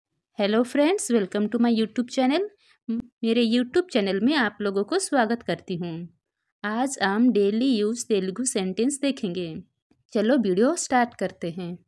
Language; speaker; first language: Hindi; non-native, local second language; Telugu